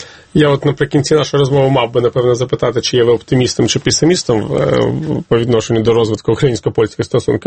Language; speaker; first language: Ukrainian; native; Ukrainian